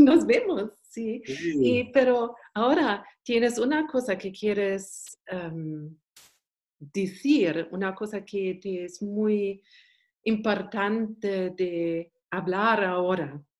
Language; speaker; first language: Spanish; non-native, learner; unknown